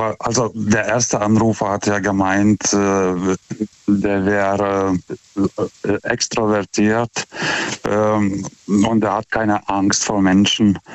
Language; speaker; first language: German; non-native, fluent; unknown